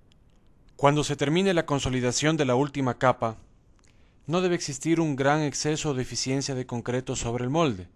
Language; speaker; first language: Spanish; native; Spanish